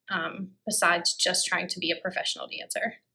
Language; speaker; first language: English; native; English